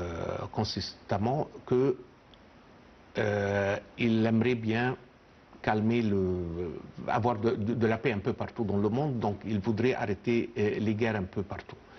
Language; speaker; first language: French; non-native, fluent; Arabic